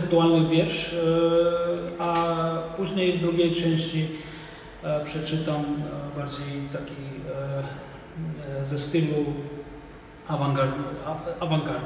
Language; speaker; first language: Polish; non-native, fluent; Georgian